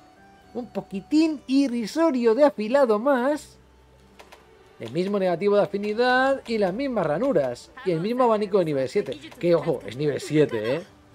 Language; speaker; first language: Spanish; native; Spanish